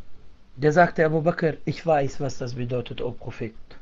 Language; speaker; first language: German; non-native, fluent; Arabic